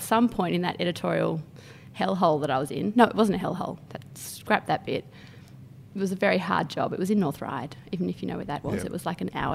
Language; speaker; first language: English; native; English